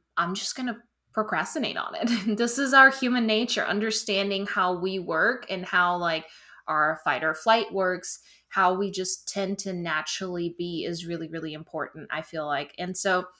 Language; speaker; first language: English; non-native, fluent; German